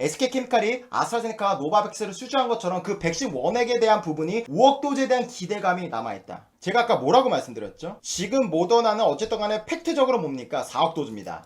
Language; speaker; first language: Korean; native; Korean